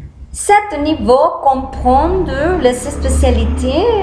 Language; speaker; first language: French; non-native, learner; Spanish